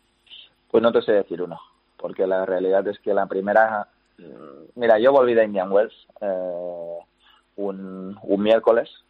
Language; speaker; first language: Spanish; native; Spanish